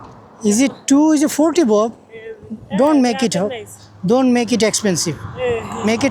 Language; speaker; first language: English; non-native, fluent; Bangla